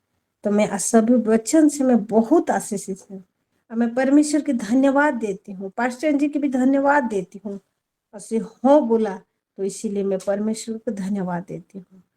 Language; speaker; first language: Hindi; non-native, local second language; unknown